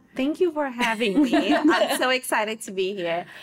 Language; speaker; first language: English; non-native, fluent; Portuguese